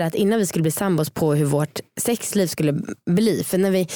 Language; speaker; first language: Swedish; native; Swedish